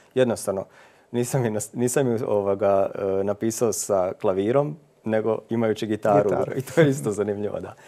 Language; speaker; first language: Croatian; native; Croatian